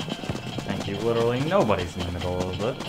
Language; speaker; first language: English; native; English